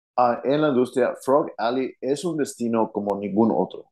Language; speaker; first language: Spanish; early bilingual, heritage; Spanish